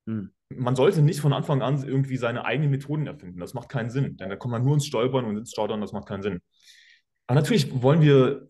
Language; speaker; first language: German; native; German